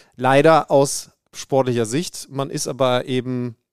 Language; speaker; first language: German; native; German